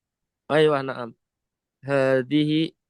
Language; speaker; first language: Arabic; non-native, learner; Indonesian